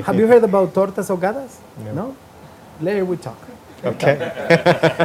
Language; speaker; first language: English; non-native, learner; Spanish